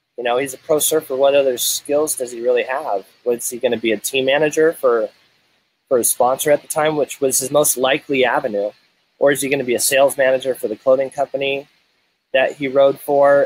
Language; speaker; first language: English; native; English